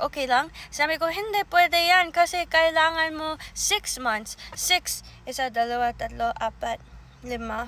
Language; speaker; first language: Filipino; early bilingual, heritage; Filipino